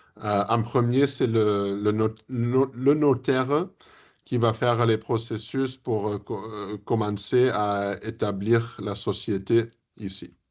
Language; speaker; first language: French; early bilingual, heritage; English